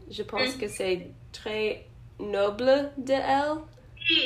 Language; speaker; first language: French; non-native, learner; English